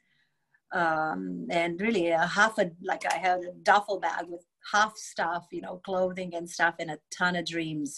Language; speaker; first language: English; non-native, fluent; Romanian